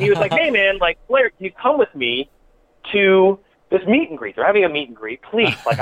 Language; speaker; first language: English; native; English